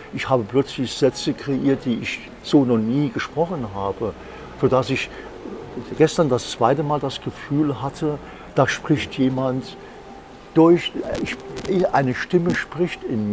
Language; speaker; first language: German; native; German